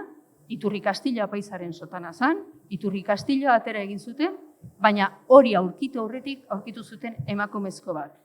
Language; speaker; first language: Basque; native; Basque